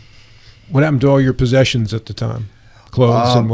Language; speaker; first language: English; native; English